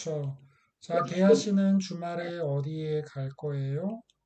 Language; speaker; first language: Korean; native; Korean